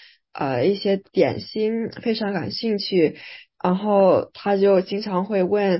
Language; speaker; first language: Chinese; early bilingual, other home language; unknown